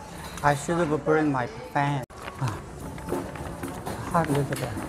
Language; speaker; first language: English; non-native, fluent; Korean